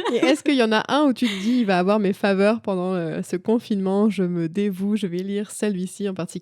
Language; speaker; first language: French; native; French